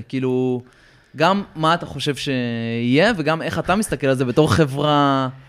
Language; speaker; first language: Hebrew; native; Hebrew